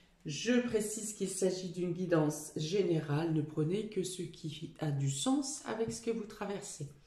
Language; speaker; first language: French; native; French